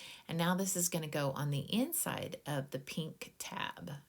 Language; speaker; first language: English; native; English